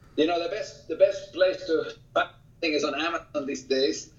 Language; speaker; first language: English; early bilingual, other home language; Spanish